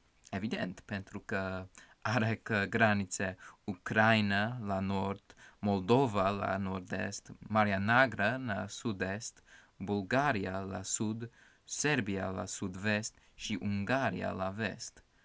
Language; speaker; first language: Romanian; non-native, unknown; English